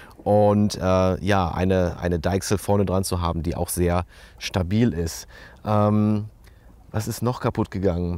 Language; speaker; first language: German; native; German